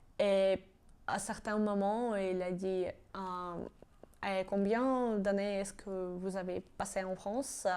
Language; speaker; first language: French; non-native, fluent; Georgian